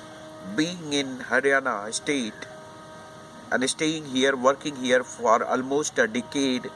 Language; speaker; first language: English; non-native, local second language; Hindi